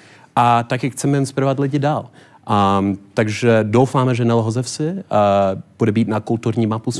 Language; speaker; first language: Czech; non-native, learner; English